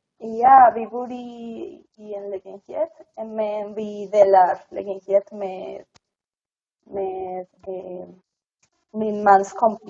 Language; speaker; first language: Swedish; non-native, learner; Spanish